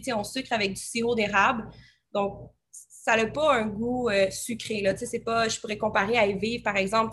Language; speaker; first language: French; native; French